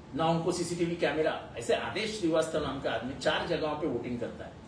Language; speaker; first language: Hindi; non-native, local second language; Marathi